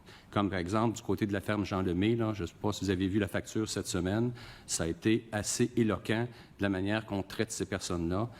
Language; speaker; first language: French; native; French